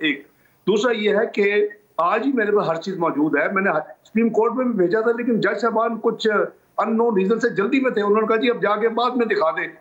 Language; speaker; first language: Urdu; non-native, local second language; Punjabi